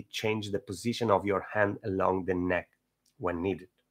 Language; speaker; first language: English; non-native, fluent; Italian